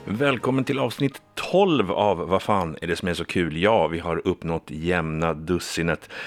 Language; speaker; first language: Swedish; early bilingual, heritage; Swedish